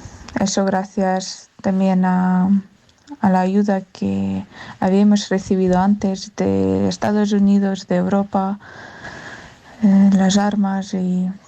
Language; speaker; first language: Spanish; non-native, fluent; Ukrainian